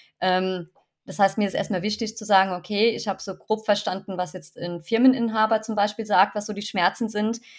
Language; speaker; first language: German; native; German